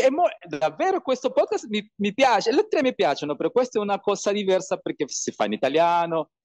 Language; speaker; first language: Italian; non-native, learner; Spanish